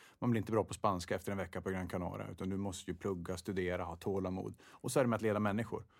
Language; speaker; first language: Swedish; native; Swedish